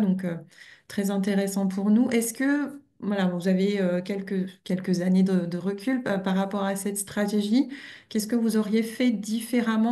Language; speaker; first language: French; native; French